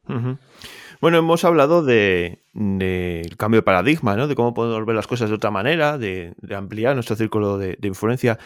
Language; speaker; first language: Spanish; native; Spanish